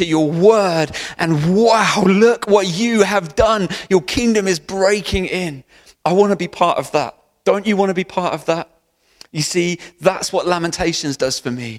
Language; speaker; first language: English; native; English